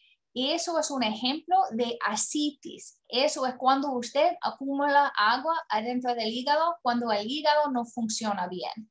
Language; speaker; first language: Spanish; non-native, learner; English